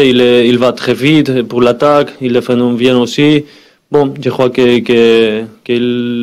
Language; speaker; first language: French; non-native, learner; Spanish